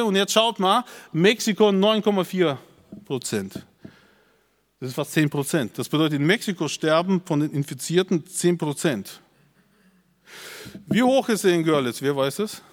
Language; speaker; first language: German; native; German